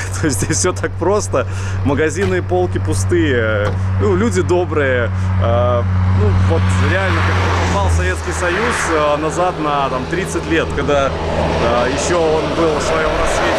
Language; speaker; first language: Russian; native; Russian